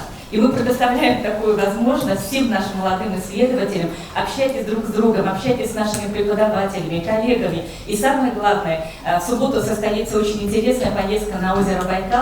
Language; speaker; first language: Russian; native; Russian